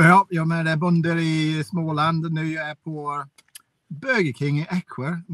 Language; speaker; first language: Swedish; non-native, fluent; English